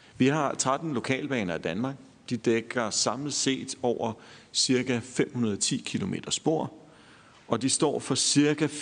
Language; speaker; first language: Danish; native; Danish